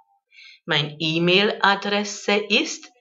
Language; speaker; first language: German; non-native, fluent; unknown